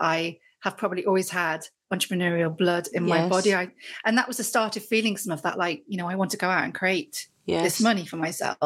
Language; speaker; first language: English; native; English